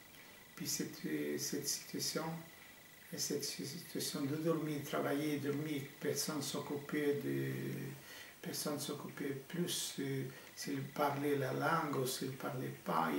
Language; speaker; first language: French; non-native, fluent; Portuguese